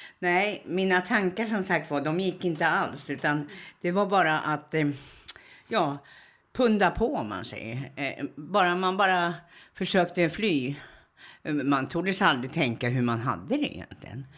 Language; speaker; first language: Swedish; native; Swedish